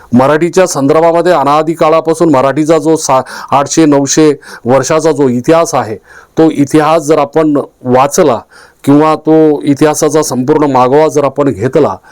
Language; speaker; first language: Marathi; non-native, local second language; Urdu